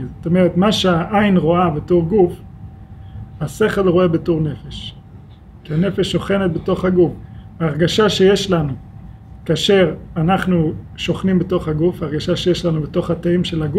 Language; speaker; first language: Hebrew; non-native, fluent; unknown